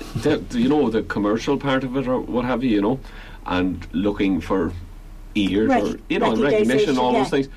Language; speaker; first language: English; native; English